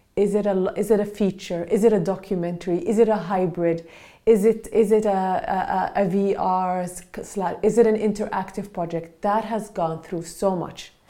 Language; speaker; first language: English; non-native, fluent; Arabic